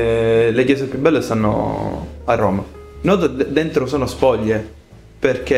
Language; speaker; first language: Italian; native; Italian